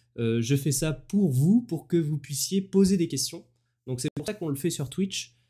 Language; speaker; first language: French; native; French